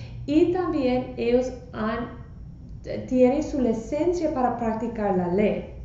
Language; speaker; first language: Spanish; non-native, fluent; English